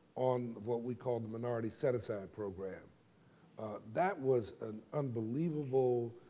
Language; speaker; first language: English; native; English